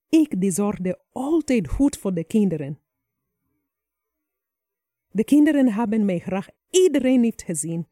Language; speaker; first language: Dutch; non-native, fluent; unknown